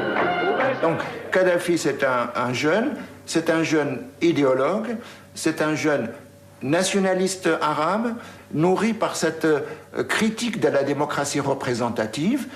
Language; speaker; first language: French; native; French